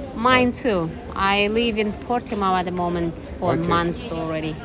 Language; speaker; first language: English; non-native, fluent; Russian